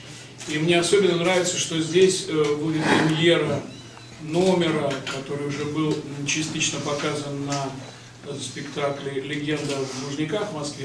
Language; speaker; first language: Russian; native; Russian